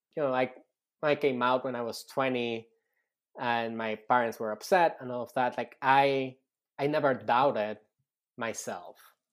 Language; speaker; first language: English; non-native, fluent; Spanish